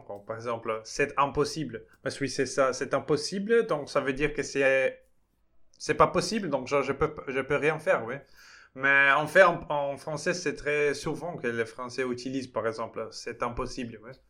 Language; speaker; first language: French; non-native, fluent; Portuguese